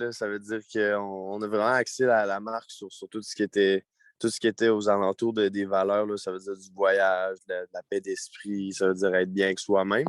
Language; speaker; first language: French; native; French